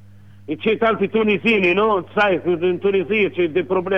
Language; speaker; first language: Italian; non-native, learner; Arabic